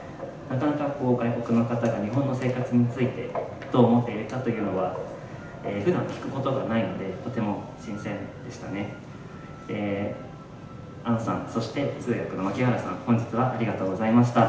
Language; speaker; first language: Japanese; native; Japanese